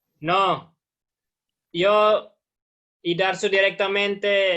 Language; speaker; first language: Spanish; non-native, learner; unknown